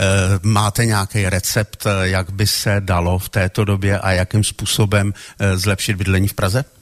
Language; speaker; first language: Czech; native; Czech